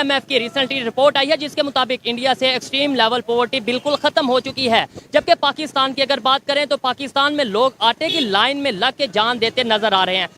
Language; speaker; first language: Urdu; native; Urdu